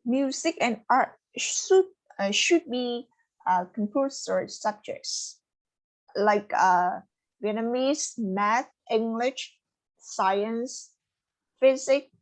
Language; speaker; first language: English; non-native, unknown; Vietnamese